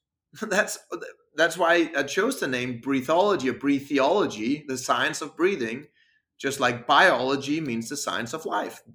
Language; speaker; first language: English; non-native, fluent; Danish